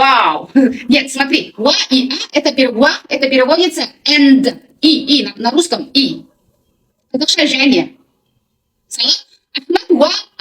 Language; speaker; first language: Russian; non-native, local second language; Kazakh